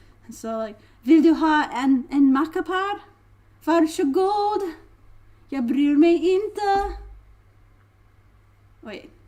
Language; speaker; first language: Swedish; non-native, learner; English